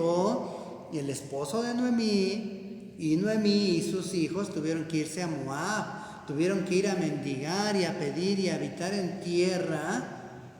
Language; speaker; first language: Spanish; native; Spanish